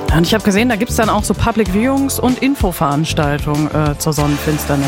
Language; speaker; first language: German; native; German